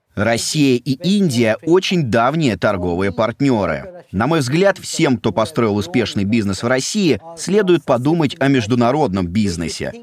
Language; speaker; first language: Russian; non-native, fluent; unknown